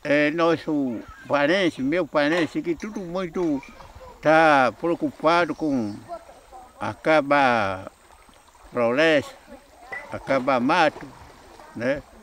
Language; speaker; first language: Portuguese; non-native, local second language; Kayapó